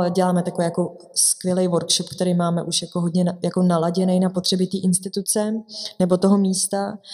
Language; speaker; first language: Czech; native; Czech